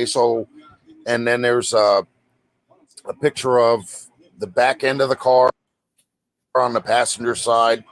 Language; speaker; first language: English; native; English